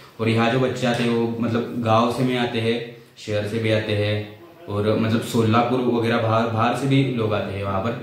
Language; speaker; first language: Hindi; non-native, local second language; Marathi